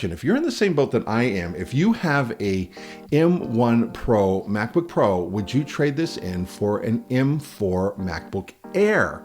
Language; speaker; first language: English; native; English